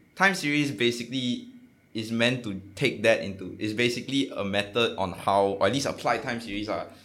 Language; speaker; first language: English; non-native, local second language; Chinese